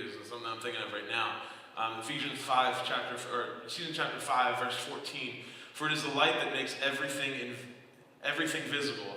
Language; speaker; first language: English; native; English